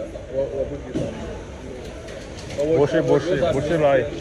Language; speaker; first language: Chinese; non-native, learner; Kinyarwanda